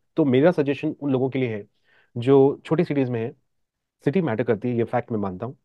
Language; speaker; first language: Hindi; non-native, local second language; Marathi